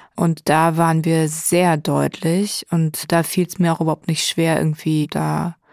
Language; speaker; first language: German; native; German